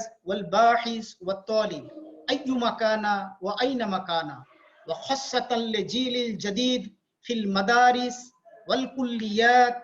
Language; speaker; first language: Arabic; non-native, fluent; Bangla